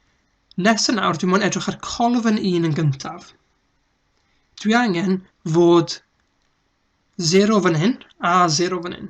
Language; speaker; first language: Welsh; native; Welsh